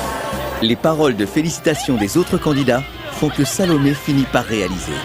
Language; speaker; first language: French; native; French